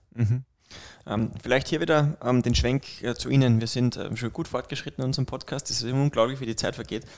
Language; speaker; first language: German; native; German